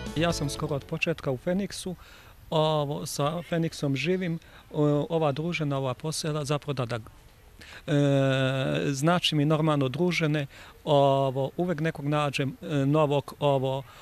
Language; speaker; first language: Serbian; native; Serbian